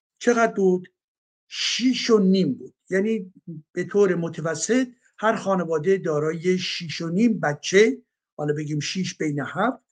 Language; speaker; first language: Persian; native; Persian